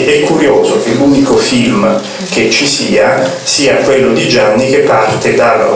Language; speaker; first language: Italian; native; Italian